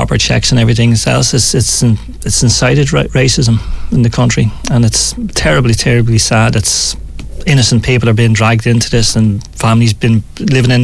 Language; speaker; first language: English; native; English